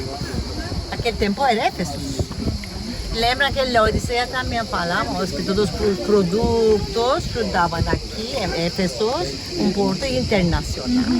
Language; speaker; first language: Portuguese; non-native, fluent; Turkish